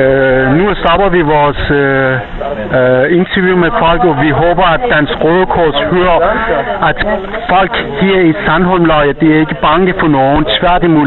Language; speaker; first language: Danish; non-native, fluent; Persian